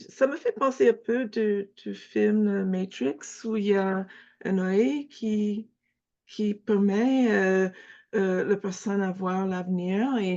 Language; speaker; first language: French; non-native, fluent; English